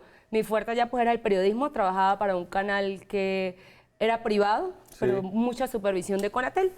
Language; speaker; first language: Spanish; native; Spanish